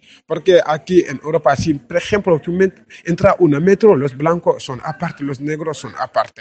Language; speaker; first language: Spanish; non-native, learner; Wolof